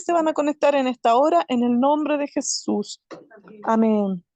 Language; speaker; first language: Spanish; native; Spanish